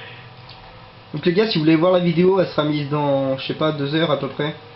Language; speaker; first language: French; native; French